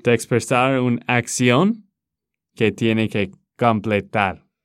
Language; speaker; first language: Spanish; non-native, fluent; English